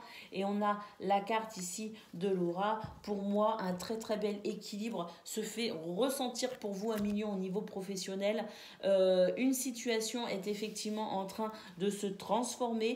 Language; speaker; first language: French; native; French